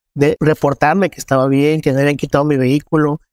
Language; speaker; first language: Spanish; native; Spanish